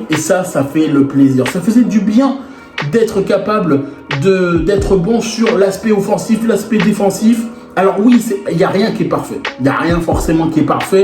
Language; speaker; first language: French; native; French